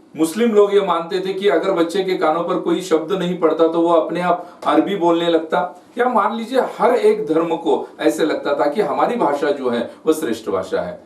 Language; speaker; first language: Hindi; non-native, local second language; Marathi